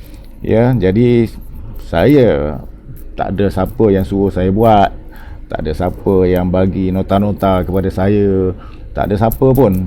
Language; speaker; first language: Malay; native; Malay